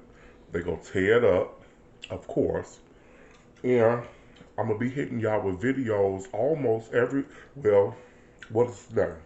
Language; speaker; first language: English; native; English